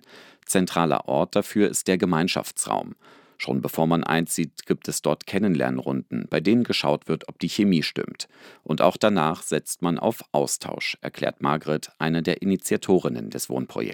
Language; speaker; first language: German; native; German